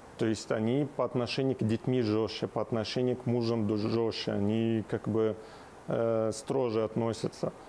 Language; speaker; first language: Russian; non-native, fluent; Arabic